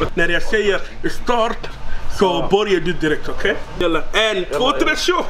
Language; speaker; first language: Swedish; non-native, learner; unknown